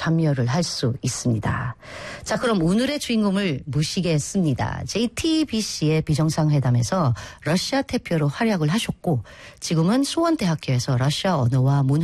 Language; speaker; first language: Korean; non-native, fluent; Filipino